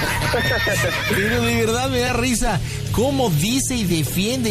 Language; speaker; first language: Spanish; native; Spanish